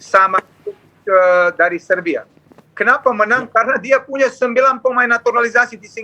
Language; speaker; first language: Indonesian; non-native, fluent; Serbian